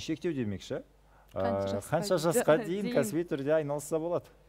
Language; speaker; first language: Kazakh; native; Kazakh